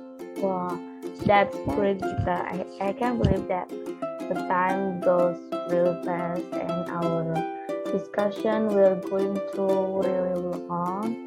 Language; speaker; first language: English; non-native, learner; Indonesian